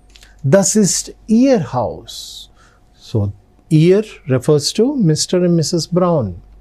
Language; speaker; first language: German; non-native, fluent; Telugu